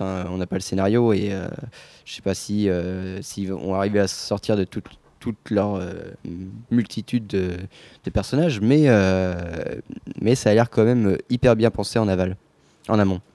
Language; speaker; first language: French; native; French